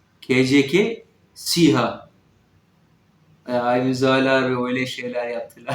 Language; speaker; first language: Turkish; non-native, learner; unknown